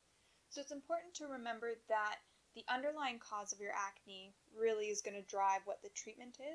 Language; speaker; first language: English; native; English